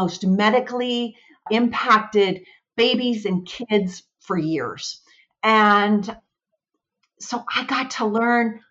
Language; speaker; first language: English; native; English